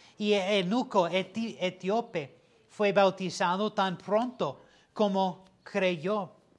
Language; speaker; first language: Spanish; non-native, fluent; English